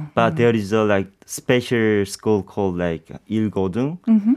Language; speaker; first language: English; non-native, learner; Korean